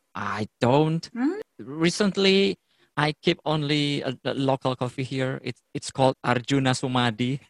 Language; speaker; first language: English; non-native, fluent; Indonesian